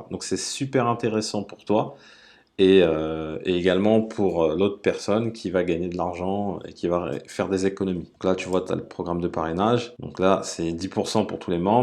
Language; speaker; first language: French; native; French